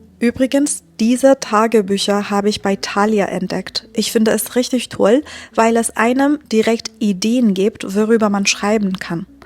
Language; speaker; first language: German; non-native, fluent; Persian